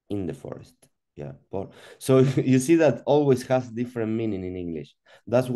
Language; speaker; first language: English; non-native, learner; Spanish